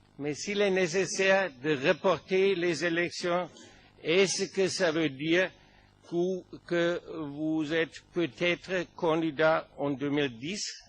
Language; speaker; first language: French; non-native, fluent; German